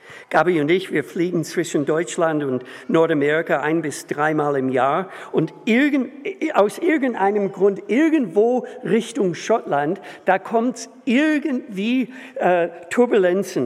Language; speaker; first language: German; non-native, fluent; English